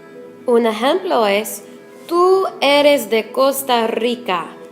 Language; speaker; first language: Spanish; non-native, fluent; English